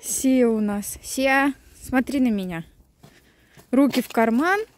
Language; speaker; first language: Russian; native; Russian